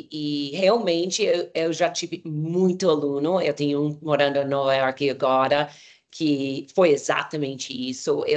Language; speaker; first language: Portuguese; non-native, fluent; English